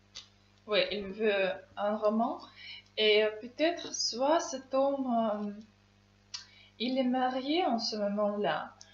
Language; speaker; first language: French; non-native, learner; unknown